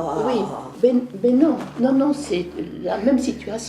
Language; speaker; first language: French; early bilingual, other home language; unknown